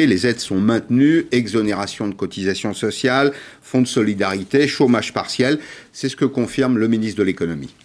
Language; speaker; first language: French; native; French